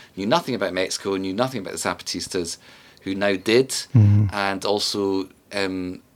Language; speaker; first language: English; native; English